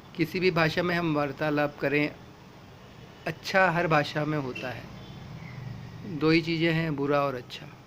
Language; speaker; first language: Hindi; native; Hindi